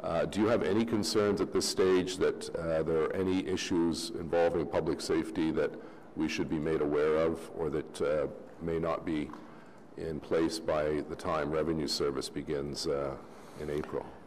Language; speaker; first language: English; native; English